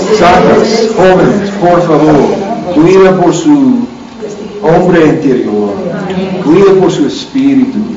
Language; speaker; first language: Spanish; non-native, learner; English